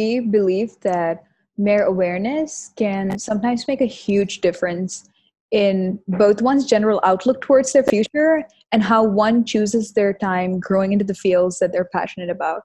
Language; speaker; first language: English; non-native, local second language; Hindi